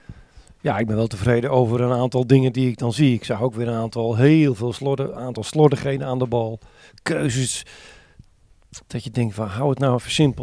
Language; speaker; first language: Dutch; native; Dutch